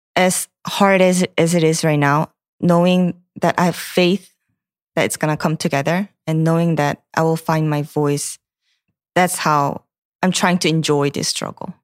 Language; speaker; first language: English; non-native, fluent; Korean